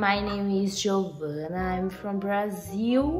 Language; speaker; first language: English; non-native, learner; Portuguese